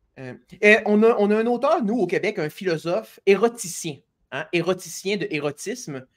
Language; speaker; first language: French; native; French